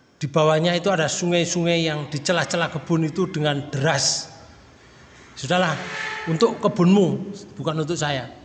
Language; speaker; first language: Indonesian; non-native, local second language; Javanese